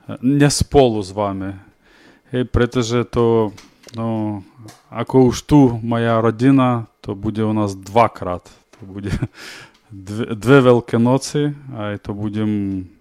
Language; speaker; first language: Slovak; non-native, learner; Ukrainian